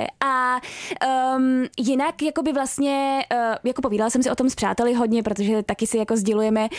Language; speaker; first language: Czech; native; Czech